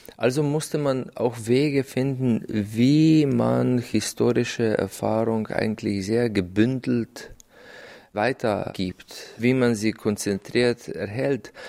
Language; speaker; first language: German; non-native, fluent; Slovenian